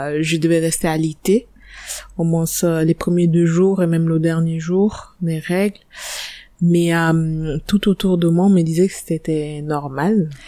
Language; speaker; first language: French; non-native, fluent; Italian